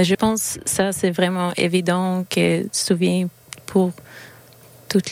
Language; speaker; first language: French; non-native, learner; Swedish